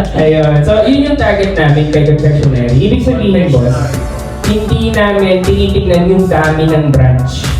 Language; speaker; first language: Filipino; non-native, local second language; Bikol